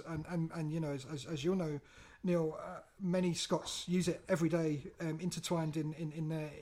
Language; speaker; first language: English; native; English